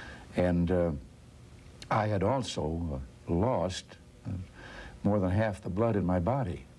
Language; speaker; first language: English; native; English